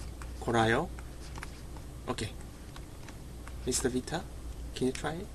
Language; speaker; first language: English; non-native, learner; Korean